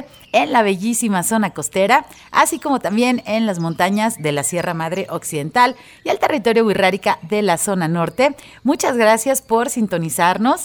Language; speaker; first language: Spanish; native; Spanish